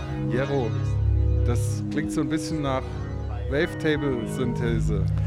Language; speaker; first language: German; native; German